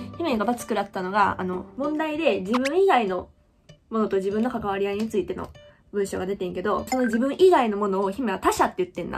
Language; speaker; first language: Japanese; native; Japanese